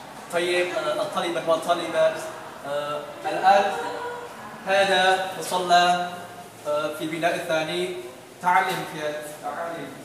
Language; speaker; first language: Arabic; non-native, learner; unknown